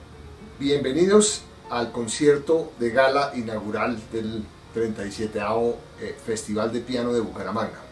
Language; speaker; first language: Spanish; native; Spanish